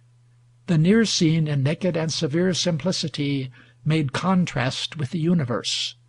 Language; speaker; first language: English; native; English